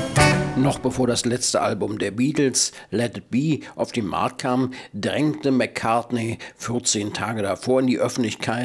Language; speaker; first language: German; native; German